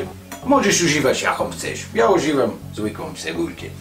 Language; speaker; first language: Polish; non-native, learner; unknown